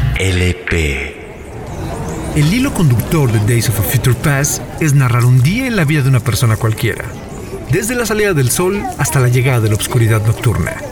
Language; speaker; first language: Spanish; native; Spanish